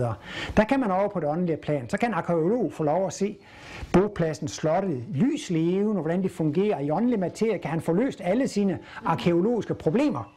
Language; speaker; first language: Danish; native; Danish